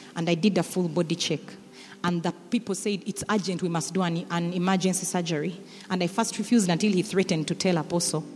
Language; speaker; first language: English; non-native, local second language; Ganda